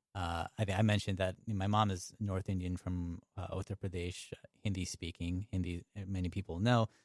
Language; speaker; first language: English; native; English